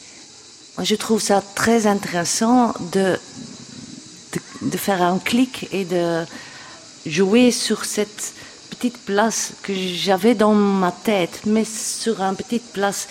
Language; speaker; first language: French; non-native, local second language; Dutch